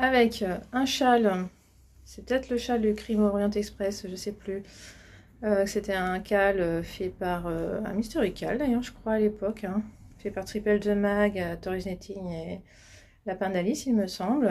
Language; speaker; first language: French; native; French